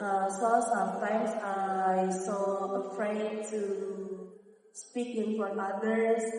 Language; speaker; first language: English; non-native, learner; Indonesian